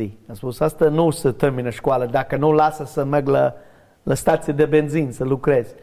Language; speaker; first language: Romanian; non-native, learner; English